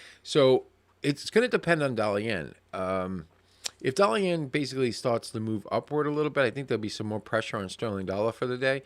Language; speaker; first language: English; native; English